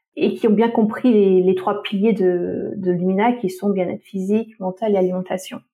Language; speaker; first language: French; native; French